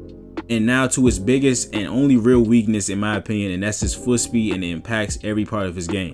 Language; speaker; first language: English; native; English